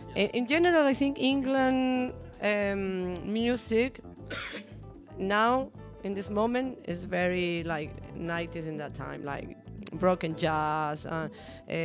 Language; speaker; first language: English; non-native, learner; Spanish